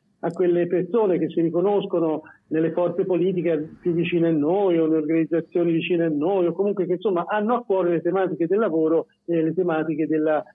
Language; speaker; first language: Italian; native; Italian